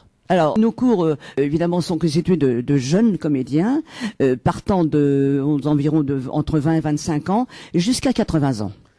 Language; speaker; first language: French; native; French